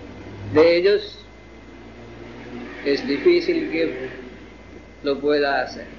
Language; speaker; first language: Spanish; non-native, fluent; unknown